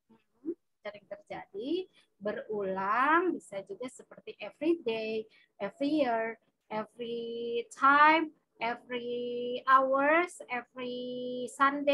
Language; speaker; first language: English; non-native, fluent; Indonesian